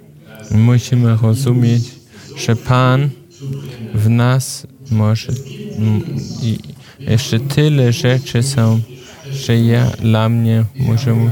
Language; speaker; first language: Polish; non-native, fluent; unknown